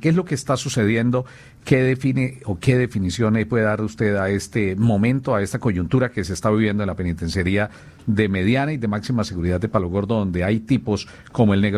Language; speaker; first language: Spanish; native; Spanish